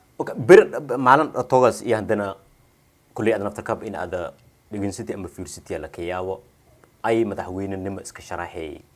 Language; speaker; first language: Somali; non-native, local second language; Maay